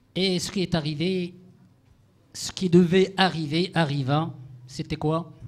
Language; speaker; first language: French; non-native, local second language; Arabic